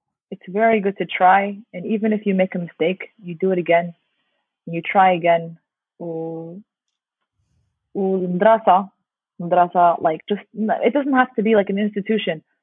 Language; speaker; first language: English; early bilingual, other home language; Arabic